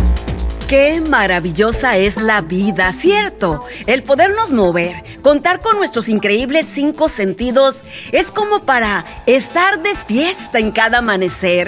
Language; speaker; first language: Spanish; native; Spanish